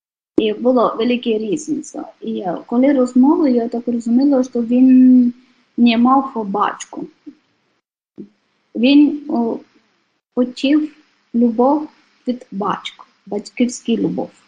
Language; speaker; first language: Ukrainian; non-native, fluent; Polish